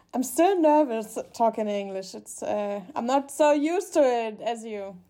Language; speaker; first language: English; non-native, learner; German